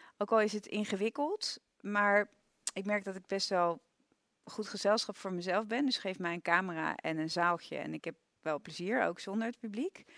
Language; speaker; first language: Dutch; native; Dutch